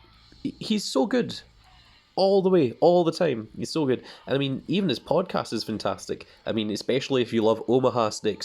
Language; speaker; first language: English; native; English